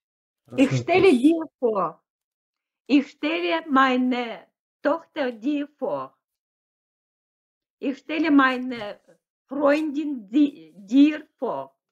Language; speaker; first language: German; non-native, fluent; Russian